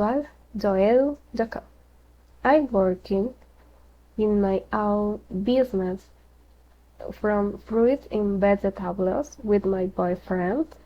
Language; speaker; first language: English; non-native, learner; Spanish